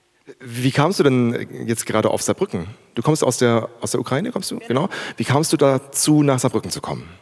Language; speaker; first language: German; native; German